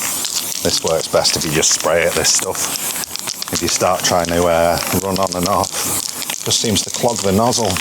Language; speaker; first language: English; native; English